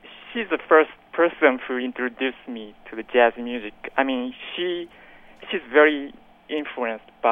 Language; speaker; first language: English; non-native, fluent; Japanese